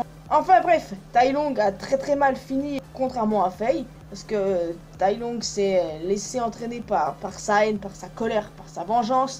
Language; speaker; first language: French; native; French